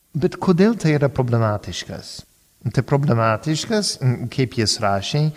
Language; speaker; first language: Lithuanian; non-native, fluent; English